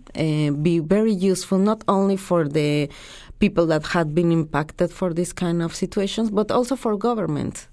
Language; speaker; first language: English; non-native, fluent; Spanish